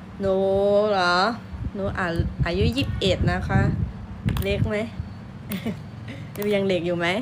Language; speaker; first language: Thai; non-native, local second language; Shan